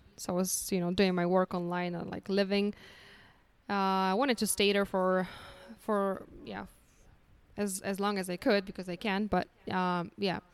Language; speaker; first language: English; non-native, fluent; Polish